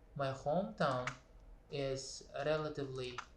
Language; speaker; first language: English; non-native, learner; Uzbek